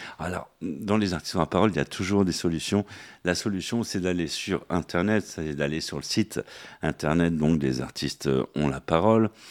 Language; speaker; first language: French; native; French